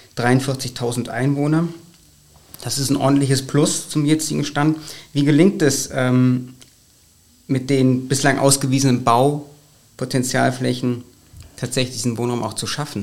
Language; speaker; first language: German; native; German